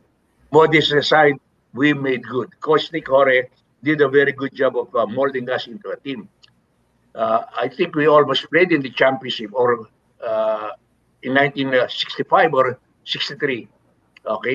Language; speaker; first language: English; non-native, local second language; Filipino